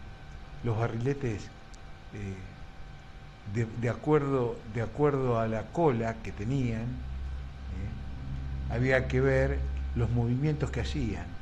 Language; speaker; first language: Spanish; native; Spanish